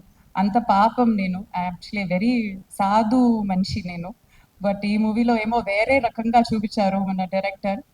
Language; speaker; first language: Telugu; non-native, fluent; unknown